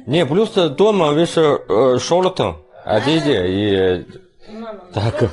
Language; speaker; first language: Russian; non-native, learner; Chinese